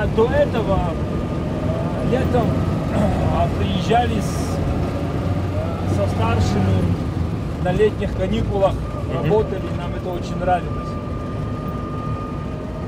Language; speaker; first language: Russian; native; Russian